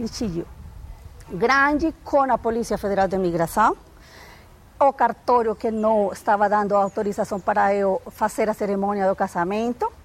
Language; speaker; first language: Portuguese; non-native, fluent; Spanish